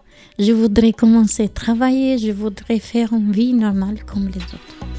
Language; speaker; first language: French; non-native, learner; Albanian